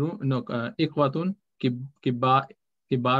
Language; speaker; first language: Arabic; non-native, learner; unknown